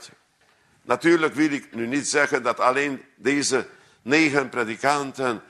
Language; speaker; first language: Dutch; non-native, fluent; Hungarian